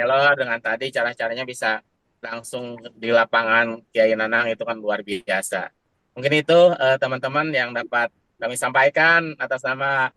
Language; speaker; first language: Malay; non-native, local second language; Sundanese